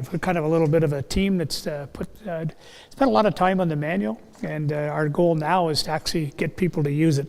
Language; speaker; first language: English; native; English